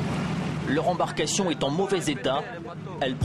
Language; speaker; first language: French; native; French